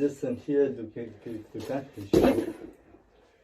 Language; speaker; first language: German; non-native, learner; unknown